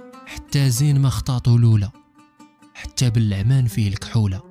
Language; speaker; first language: Arabic; native; Arabic